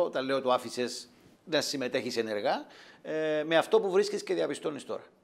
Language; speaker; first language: Greek; native; Greek